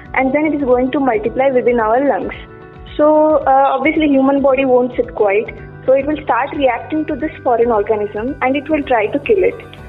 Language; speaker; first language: English; non-native, local second language; Kannada